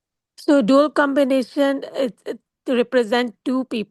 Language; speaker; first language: English; non-native, local second language; Urdu